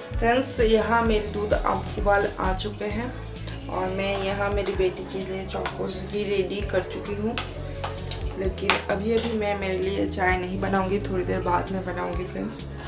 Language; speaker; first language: Hindi; non-native, local second language; Bangla